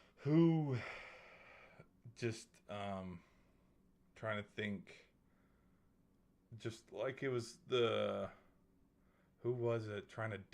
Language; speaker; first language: English; native; English